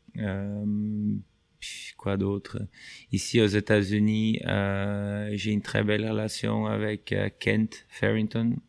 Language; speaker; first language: French; non-native, fluent; Portuguese